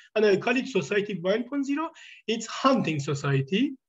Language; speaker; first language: English; non-native, fluent; Persian